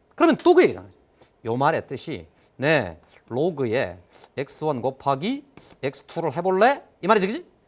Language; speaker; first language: Korean; native; Korean